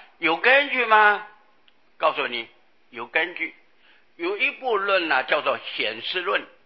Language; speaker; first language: Chinese; non-native, local second language; Hakka Chinese